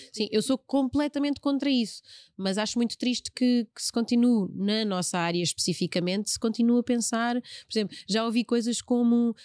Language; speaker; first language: Portuguese; native; Portuguese